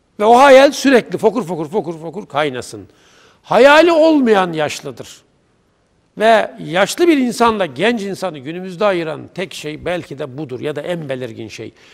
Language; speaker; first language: Turkish; native; Turkish